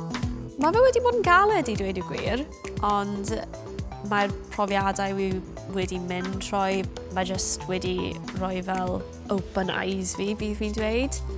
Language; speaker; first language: Welsh; non-native, local second language; English